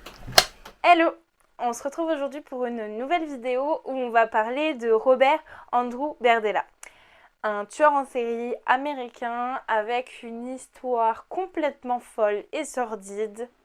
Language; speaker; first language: French; native; French